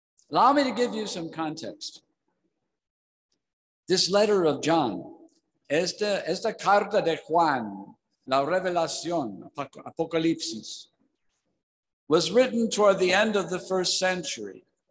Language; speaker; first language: English; native; English